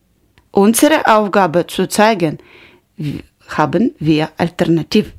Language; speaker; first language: German; non-native, learner; Ukrainian